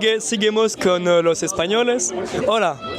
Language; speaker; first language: Spanish; non-native, learner; French